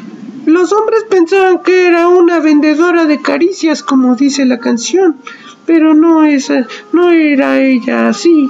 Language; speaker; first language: Spanish; native; Spanish